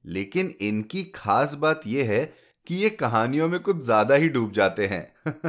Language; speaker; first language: Hindi; native; Hindi